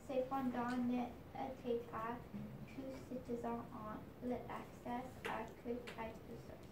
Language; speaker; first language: French; non-native, learner; English